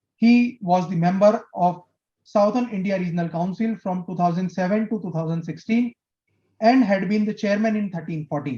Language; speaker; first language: English; non-native, local second language; Hindi